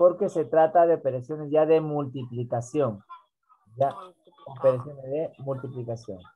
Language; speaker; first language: Spanish; native; Spanish